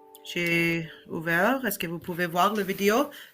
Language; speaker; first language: French; non-native, fluent; English